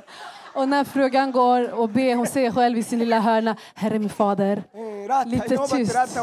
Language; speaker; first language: Swedish; early bilingual, other home language; Kinyarwanda